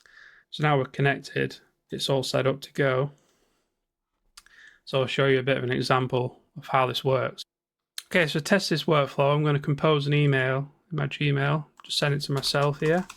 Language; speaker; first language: English; native; English